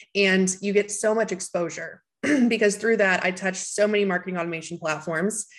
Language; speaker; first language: English; native; English